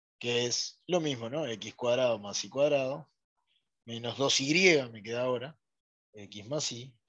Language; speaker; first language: Spanish; native; Spanish